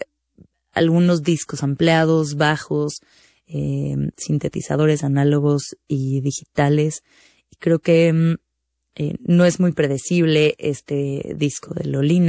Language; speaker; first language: Spanish; native; Spanish